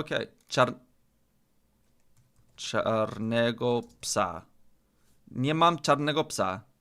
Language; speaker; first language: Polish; non-native, learner; English